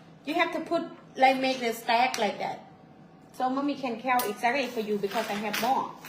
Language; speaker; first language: English; non-native, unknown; Thai